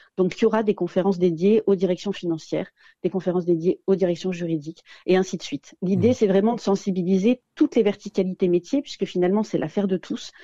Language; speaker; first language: French; native; French